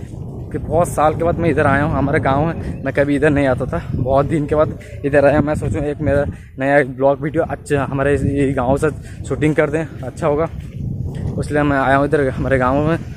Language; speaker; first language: Hindi; non-native, local second language; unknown